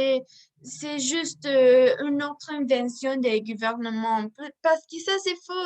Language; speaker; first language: French; non-native, learner; Spanish